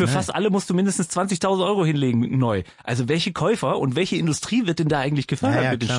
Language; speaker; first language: German; native; German